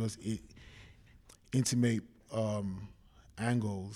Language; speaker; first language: English; non-native, local second language; Yoruba